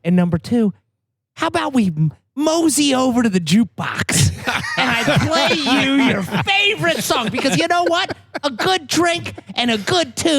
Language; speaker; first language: English; native; English